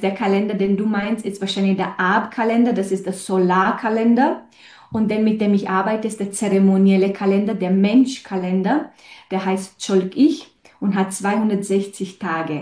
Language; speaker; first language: German; non-native, fluent; Romanian